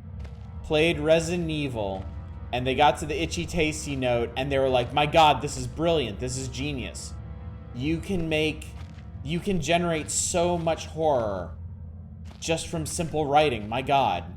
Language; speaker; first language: English; native; English